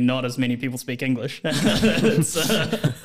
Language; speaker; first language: English; native; English